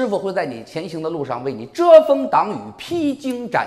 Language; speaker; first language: Chinese; native; Chinese